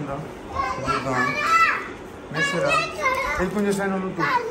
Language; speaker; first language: Turkish; non-native, learner; Urdu